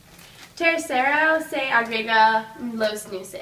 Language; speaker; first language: Spanish; non-native, learner; English